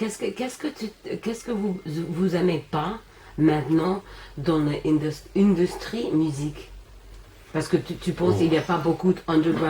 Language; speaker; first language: French; non-native, learner; English